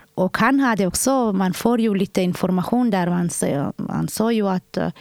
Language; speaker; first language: Swedish; non-native, fluent; Somali